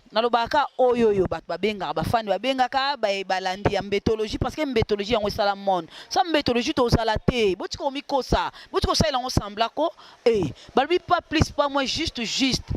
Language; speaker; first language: Lingala; native; Lingala